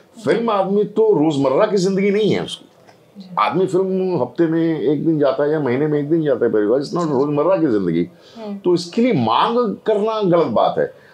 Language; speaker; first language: Hindi; native; Hindi